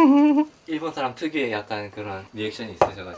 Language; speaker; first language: Korean; native; Korean